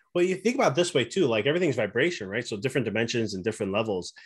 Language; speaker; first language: English; native; English